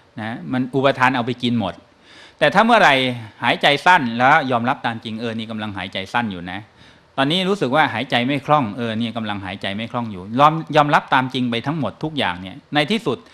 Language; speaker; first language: Thai; native; Thai